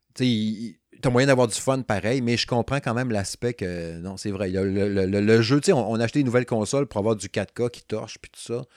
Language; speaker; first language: French; native; French